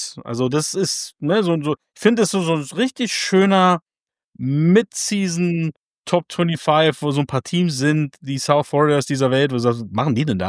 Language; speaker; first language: German; native; German